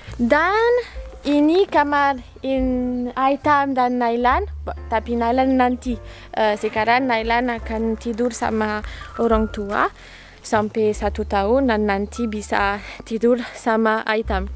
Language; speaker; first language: Indonesian; non-native, learner; French